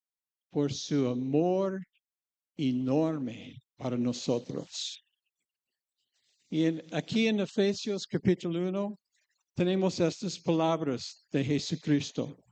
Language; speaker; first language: Spanish; non-native, fluent; English